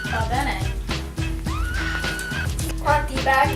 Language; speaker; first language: Italian; non-native, learner; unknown